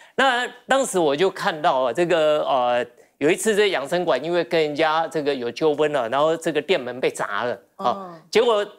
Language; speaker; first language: Chinese; native; Chinese